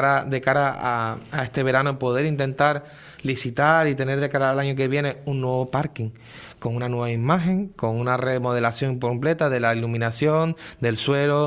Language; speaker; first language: Spanish; native; Spanish